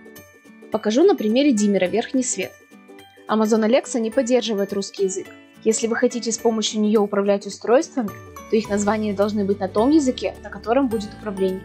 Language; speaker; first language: Russian; native; Russian